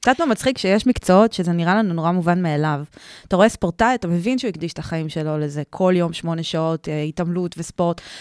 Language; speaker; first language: Hebrew; early bilingual, heritage; Hebrew